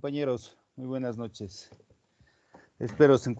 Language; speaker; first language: Spanish; native; Spanish